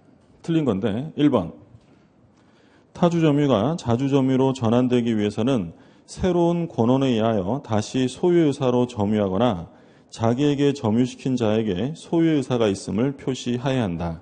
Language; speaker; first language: Korean; native; Korean